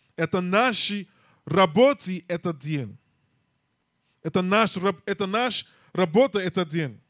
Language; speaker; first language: Russian; non-native, learner; English